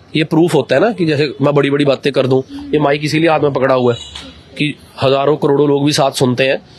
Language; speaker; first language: Hindi; non-native, local second language; Punjabi